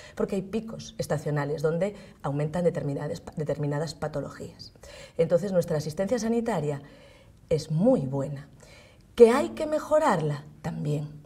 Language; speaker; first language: Spanish; native; Spanish